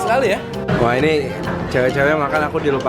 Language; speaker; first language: Indonesian; native; Indonesian